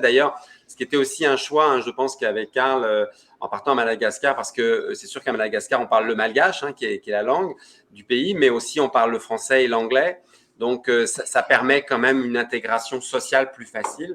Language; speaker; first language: French; native; French